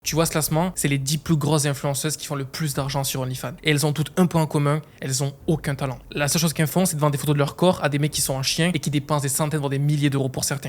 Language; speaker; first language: French; native; French